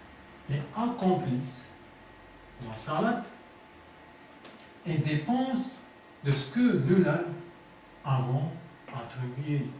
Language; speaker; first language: French; non-native, fluent; Arabic